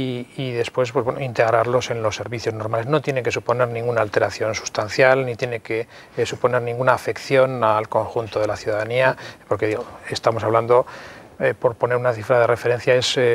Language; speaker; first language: Spanish; native; Spanish